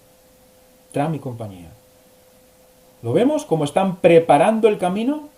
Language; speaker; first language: Spanish; native; Spanish